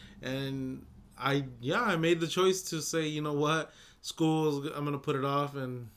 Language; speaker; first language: English; early bilingual, other home language; Spanish